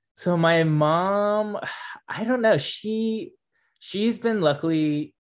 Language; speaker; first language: English; native; English